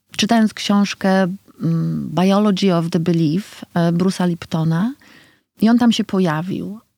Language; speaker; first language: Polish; native; Polish